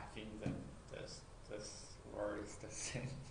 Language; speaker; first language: English; non-native, learner; Chinese